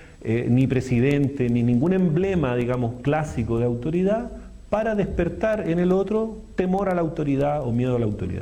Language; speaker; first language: Spanish; native; Spanish